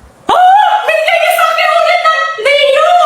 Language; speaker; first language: Filipino; non-native, learner; Chinese